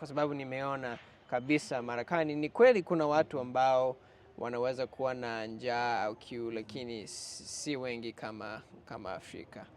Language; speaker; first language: Swahili; non-native, fluent; English